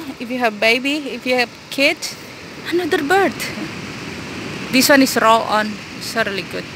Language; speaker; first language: English; non-native, learner; Indonesian